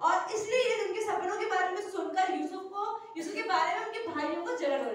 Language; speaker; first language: Hindi; native; Hindi